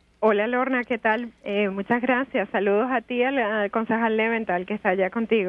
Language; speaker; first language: Spanish; native; Spanish